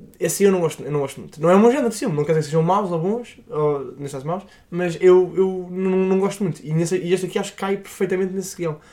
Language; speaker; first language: Portuguese; native; Portuguese